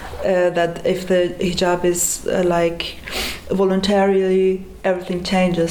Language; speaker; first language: English; non-native, fluent; Persian